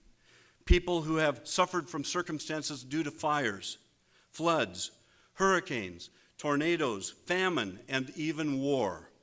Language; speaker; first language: English; native; English